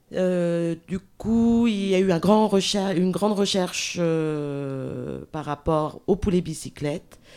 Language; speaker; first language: French; native; French